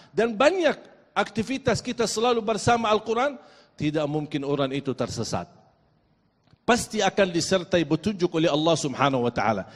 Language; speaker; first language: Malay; non-native, fluent; Arabic